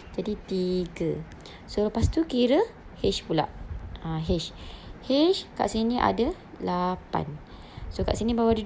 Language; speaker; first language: Malay; native; Malay